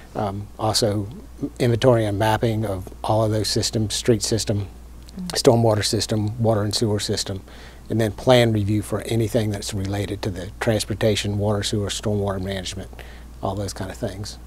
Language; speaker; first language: English; native; English